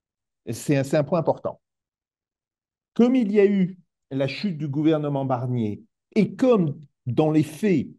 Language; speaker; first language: French; native; French